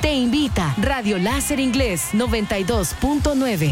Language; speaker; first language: Spanish; native; Spanish